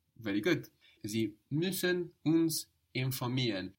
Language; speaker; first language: German; non-native, fluent; English